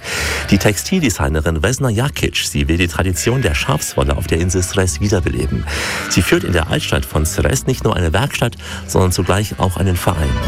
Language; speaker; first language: German; native; German